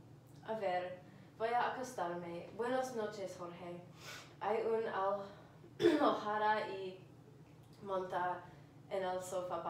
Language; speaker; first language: Spanish; non-native, learner; English